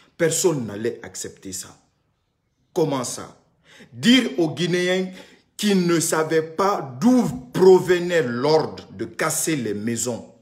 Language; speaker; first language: French; non-native, local second language; Susu